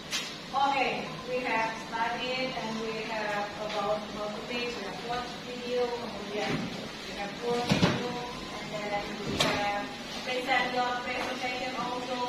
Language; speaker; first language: English; non-native, fluent; Indonesian